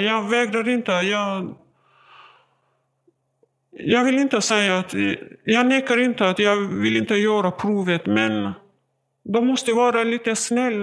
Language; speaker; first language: Swedish; non-native, learner; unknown